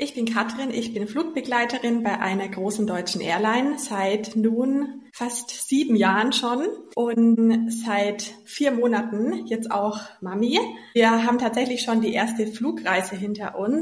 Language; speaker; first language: German; native; German